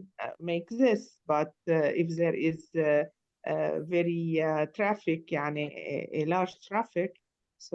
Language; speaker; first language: English; non-native, learner; Arabic